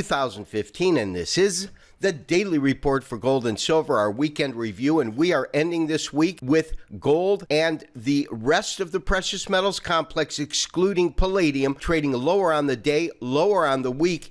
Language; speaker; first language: English; native; English